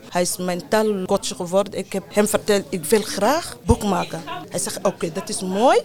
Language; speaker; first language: Dutch; non-native, learner; Arabic